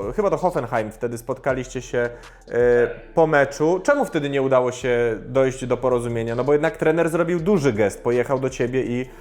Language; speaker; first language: Polish; native; Polish